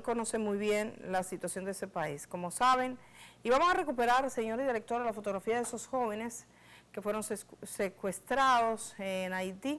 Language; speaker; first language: Spanish; native; Spanish